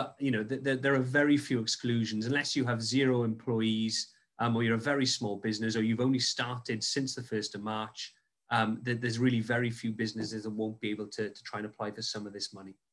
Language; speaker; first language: English; native; English